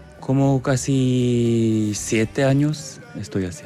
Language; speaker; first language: Spanish; non-native, learner; Korean